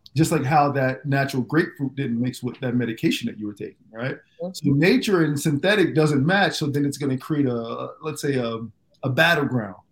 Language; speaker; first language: English; native; English